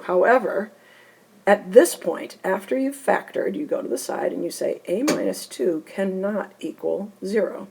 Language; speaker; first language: English; native; English